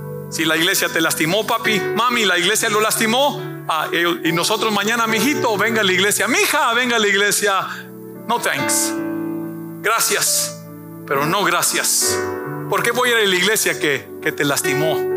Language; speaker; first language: Spanish; early bilingual, heritage; Spanish